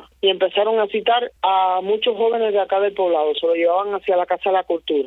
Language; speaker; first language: Spanish; native; Spanish